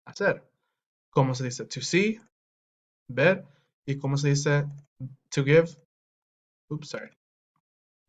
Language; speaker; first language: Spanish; non-native, fluent; English